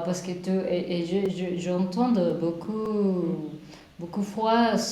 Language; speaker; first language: French; non-native, learner; Spanish